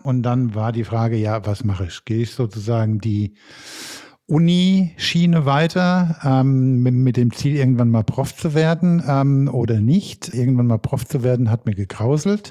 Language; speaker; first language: German; native; German